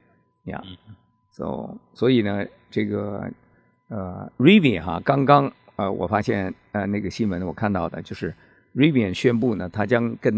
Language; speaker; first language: Chinese; native; Chinese